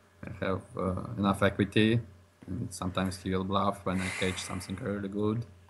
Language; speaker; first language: English; non-native, learner; Russian